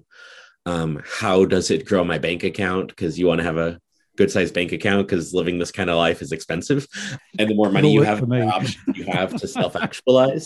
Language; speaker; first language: English; native; English